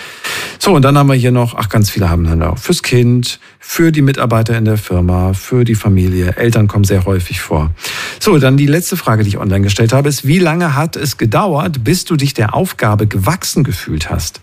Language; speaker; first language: German; native; German